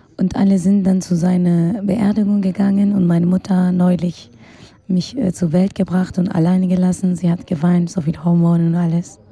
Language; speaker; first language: German; non-native, fluent; Kurdish